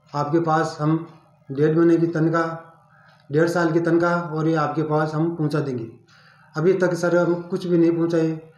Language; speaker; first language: Hindi; native; Hindi